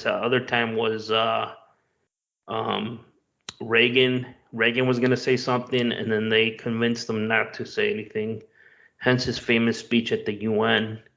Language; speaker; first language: English; native; English